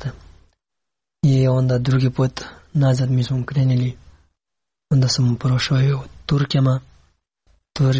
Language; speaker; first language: Serbian; non-native, learner; Pashto